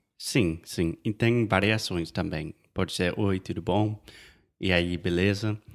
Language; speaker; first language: Portuguese; non-native, fluent; English